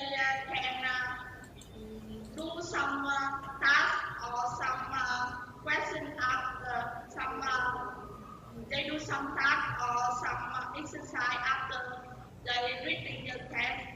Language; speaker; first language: English; non-native, learner; Vietnamese